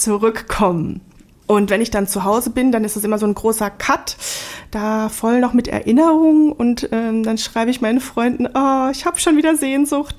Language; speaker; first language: German; native; German